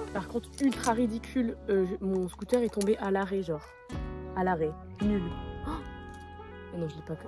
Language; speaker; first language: French; native; French